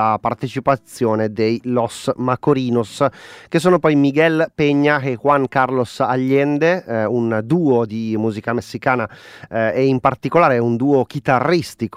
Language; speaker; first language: Italian; native; Italian